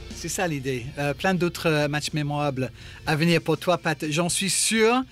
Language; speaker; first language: French; non-native, fluent; English